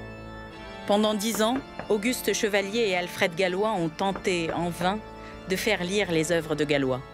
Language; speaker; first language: French; native; French